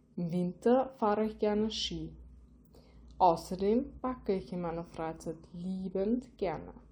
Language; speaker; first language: German; native; German